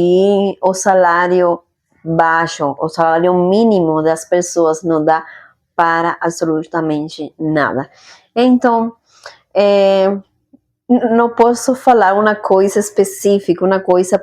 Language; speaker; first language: Portuguese; non-native, fluent; Spanish